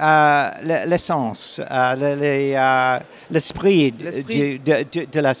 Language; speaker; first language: French; non-native, learner; English